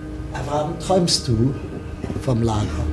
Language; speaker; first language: German; native; German